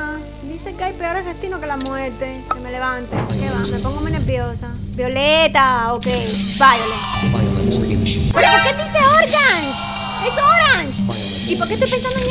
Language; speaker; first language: Spanish; native; Spanish